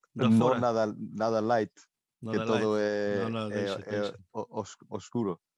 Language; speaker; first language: Galician; non-native, local second language; Spanish